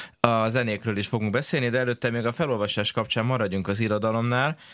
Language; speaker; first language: Hungarian; native; Hungarian